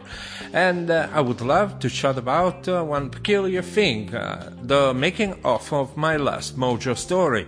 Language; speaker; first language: English; non-native, fluent; Italian